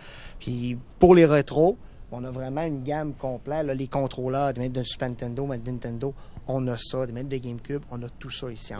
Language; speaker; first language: French; native; French